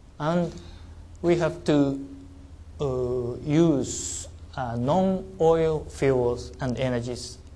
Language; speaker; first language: English; non-native, learner; Japanese